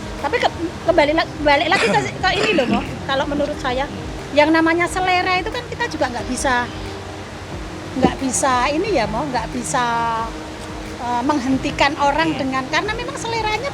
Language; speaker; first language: Indonesian; native; Indonesian